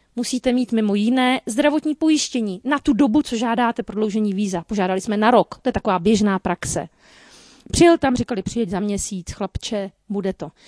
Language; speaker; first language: Czech; native; Czech